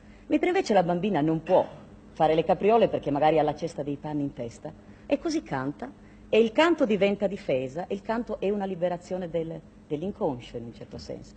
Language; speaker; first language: Italian; non-native, local second language; Sardinian